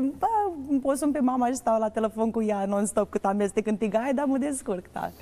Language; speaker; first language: Romanian; early bilingual, heritage; Romanian